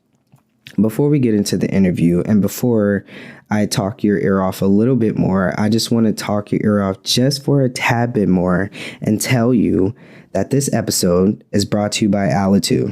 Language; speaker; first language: English; native; English